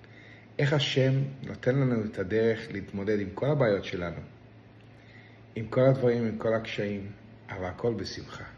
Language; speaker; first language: Hebrew; non-native, local second language; Yiddish